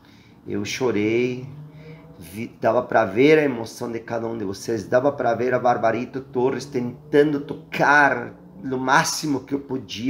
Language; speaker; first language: Portuguese; non-native, fluent; Spanish